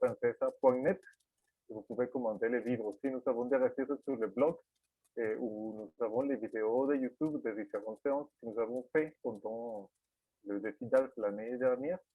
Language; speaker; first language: French; non-native, fluent; Spanish